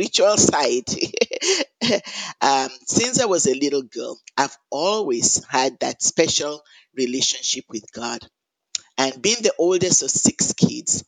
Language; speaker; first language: English; non-native, local second language; Yoruba